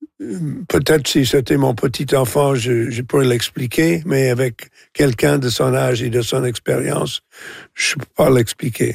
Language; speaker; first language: French; non-native, local second language; English